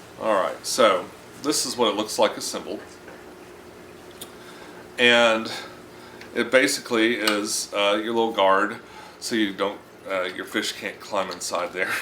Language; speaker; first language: English; native; English